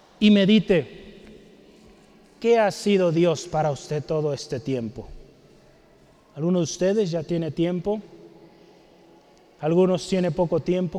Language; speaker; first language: Spanish; native; Spanish